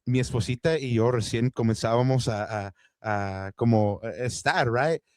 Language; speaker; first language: Spanish; early bilingual, heritage; Spanish